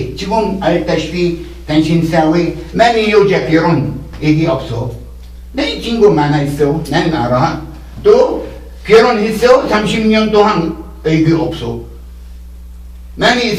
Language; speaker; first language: Korean; non-native, learner; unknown